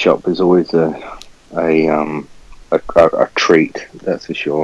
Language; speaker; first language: English; native; English